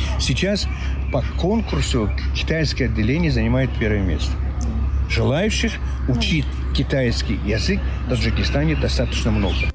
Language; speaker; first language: Russian; non-native, local second language; Tajik